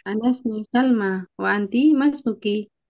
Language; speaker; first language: Arabic; non-native, learner; Indonesian